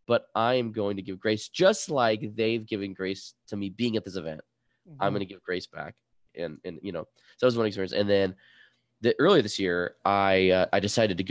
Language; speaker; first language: English; early bilingual, other home language; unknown